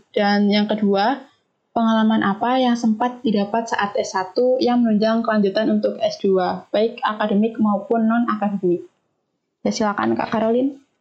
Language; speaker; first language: Indonesian; native; Indonesian